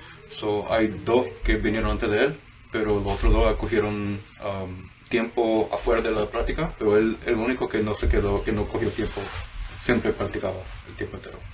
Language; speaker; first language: Spanish; early bilingual, heritage; Spanish